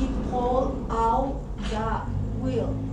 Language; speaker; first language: English; non-native, learner; Spanish